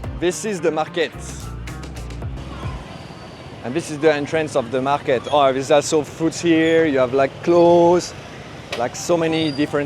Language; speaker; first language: English; non-native, fluent; French